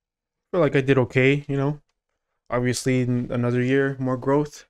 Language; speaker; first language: English; native; English